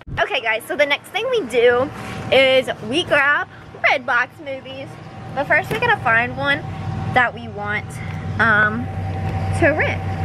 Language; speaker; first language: English; native; English